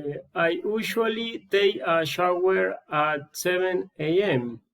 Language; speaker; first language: English; non-native, learner; Spanish